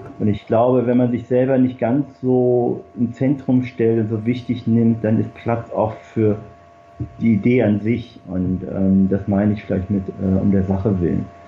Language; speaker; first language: German; early bilingual, other home language; Korean